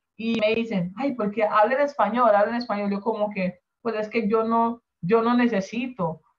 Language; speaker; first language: Spanish; non-native, local second language; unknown